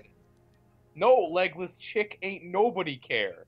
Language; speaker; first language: English; native; English